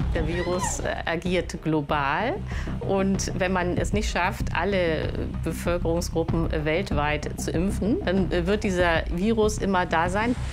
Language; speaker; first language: German; native; German